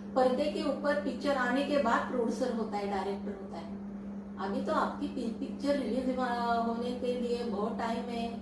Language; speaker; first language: Hindi; non-native, local second language; Marathi